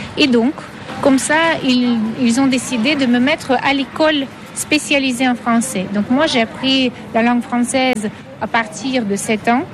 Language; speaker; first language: French; non-native, fluent; Russian